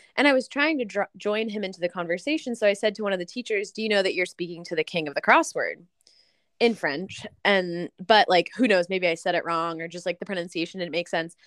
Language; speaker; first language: English; native; English